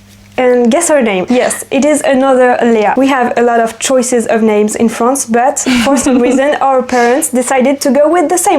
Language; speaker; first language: English; non-native, fluent; French